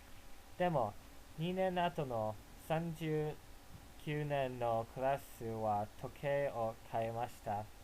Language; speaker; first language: Japanese; non-native, learner; English